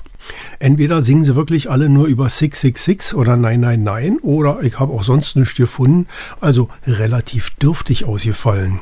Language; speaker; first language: German; native; German